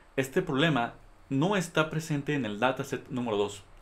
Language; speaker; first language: Spanish; native; Spanish